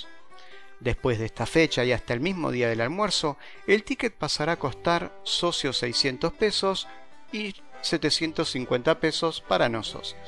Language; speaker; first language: Spanish; native; Spanish